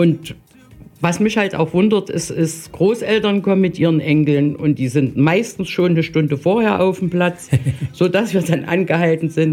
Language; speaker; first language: German; native; German